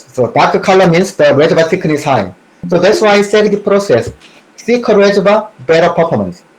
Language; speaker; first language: English; non-native, fluent; Korean